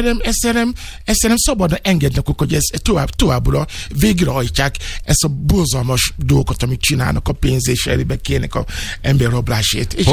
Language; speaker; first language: Hungarian; non-native, learner; Yoruba